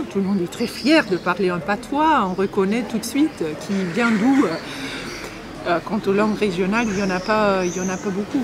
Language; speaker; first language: French; non-native, fluent; German